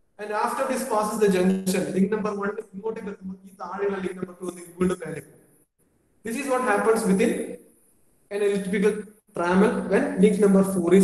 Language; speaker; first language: English; non-native, local second language; Malayalam